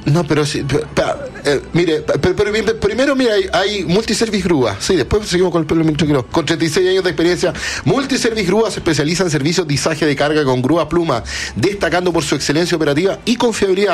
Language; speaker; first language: Spanish; native; Spanish